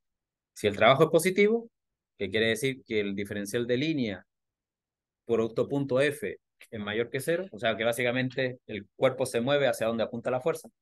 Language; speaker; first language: Spanish; native; Spanish